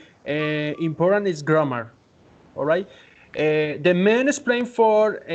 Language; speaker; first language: English; non-native, learner; Spanish